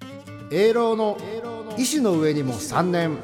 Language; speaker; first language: Japanese; native; Japanese